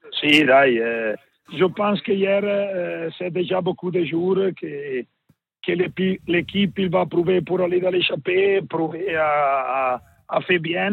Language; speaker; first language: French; non-native, learner; Italian